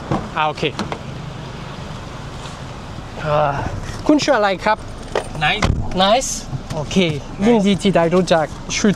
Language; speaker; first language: Thai; non-native, learner; French